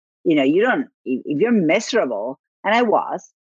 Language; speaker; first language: English; non-native, fluent; Spanish